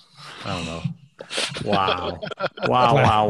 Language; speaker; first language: English; native; English